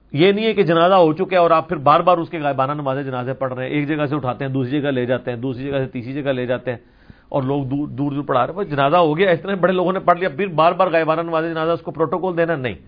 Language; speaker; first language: Urdu; non-native, local second language; Punjabi